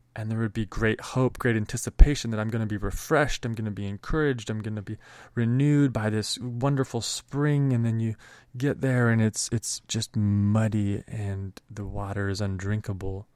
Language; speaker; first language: English; native; English